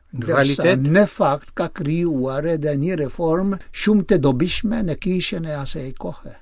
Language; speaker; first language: Albanian; non-native, fluent; Maltese